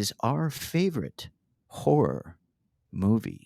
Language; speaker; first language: English; native; English